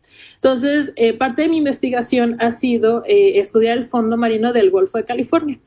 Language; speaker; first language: Spanish; native; Spanish